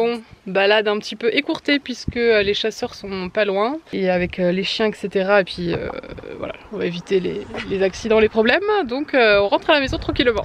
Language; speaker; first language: French; native; French